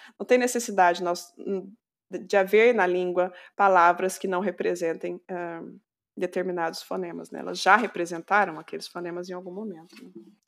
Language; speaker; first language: Portuguese; native; Portuguese